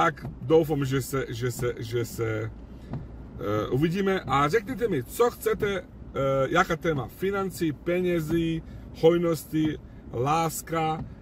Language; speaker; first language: Czech; non-native, fluent; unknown